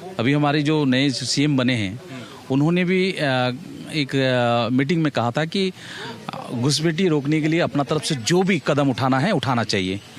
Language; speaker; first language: Hindi; non-native, local second language; Assamese